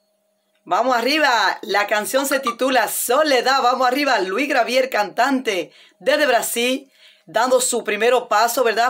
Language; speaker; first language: Spanish; native; Spanish